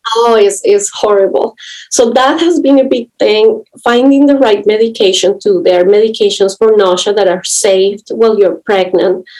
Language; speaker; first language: English; non-native, fluent; Spanish